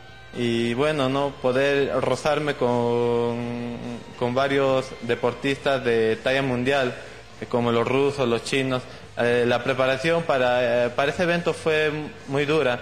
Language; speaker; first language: Spanish; native; Spanish